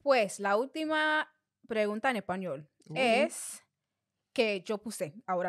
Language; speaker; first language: Spanish; non-native, learner; English